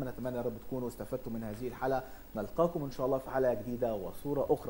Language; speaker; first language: Arabic; native; Arabic